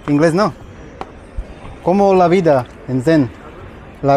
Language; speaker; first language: Spanish; non-native, learner; Slovak